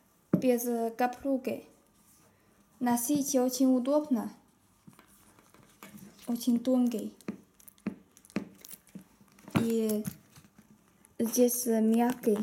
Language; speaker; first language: Russian; non-native, learner; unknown